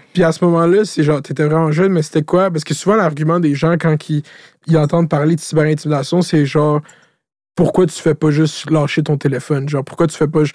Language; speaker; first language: French; native; French